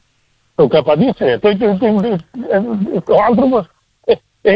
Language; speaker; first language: Greek; early bilingual, heritage; Greek